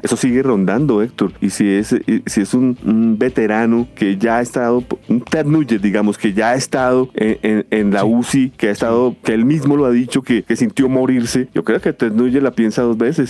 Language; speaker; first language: Spanish; native; Spanish